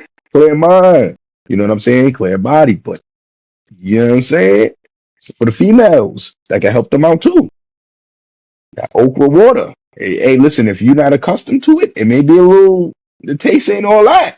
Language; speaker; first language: English; native; English